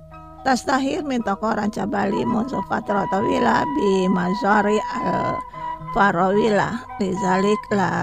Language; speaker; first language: Arabic; non-native, fluent; Indonesian